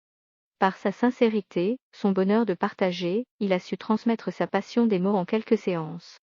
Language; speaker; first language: French; native; French